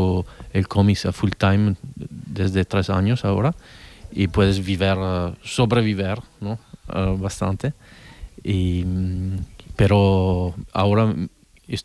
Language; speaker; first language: Spanish; non-native, learner; Italian